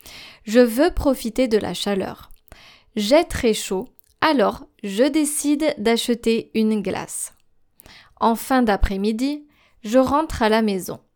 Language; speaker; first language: French; non-native, fluent; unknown